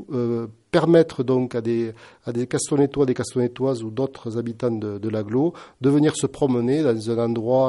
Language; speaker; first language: French; native; French